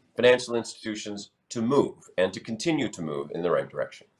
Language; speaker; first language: English; native; English